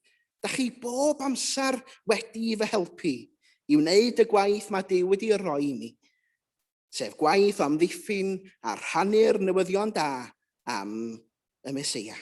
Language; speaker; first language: Welsh; native; Welsh